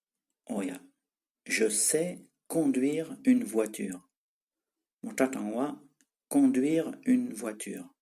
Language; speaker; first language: French; non-native, fluent; Tibetan